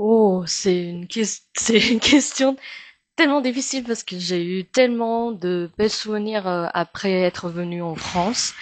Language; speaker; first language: French; non-native, fluent; Chinese